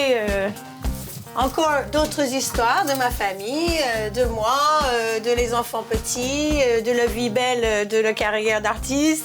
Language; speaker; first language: French; non-native, fluent; English